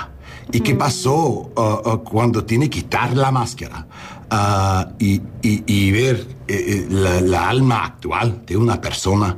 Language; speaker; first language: Spanish; non-native, learner; English